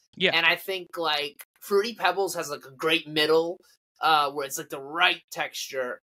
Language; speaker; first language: English; native; English